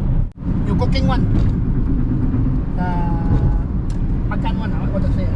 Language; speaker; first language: English; non-native, local second language; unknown